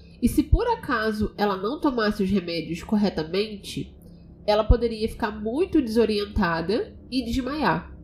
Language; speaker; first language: Portuguese; native; Portuguese